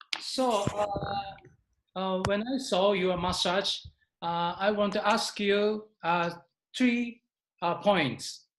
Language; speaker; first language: English; non-native, learner; Japanese